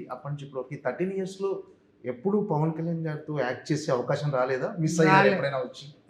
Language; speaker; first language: Telugu; native; Telugu